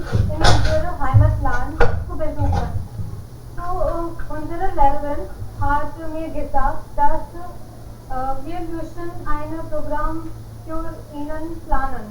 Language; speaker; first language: German; non-native, learner; Hindi